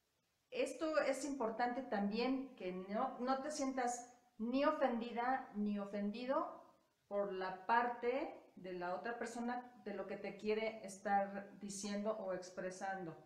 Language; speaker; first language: Spanish; native; Spanish